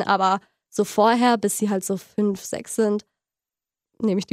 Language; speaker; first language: German; native; German